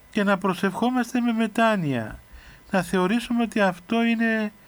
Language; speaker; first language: Greek; native; Greek